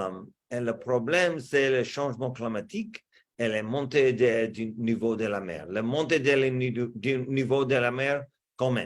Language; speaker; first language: French; non-native, learner; English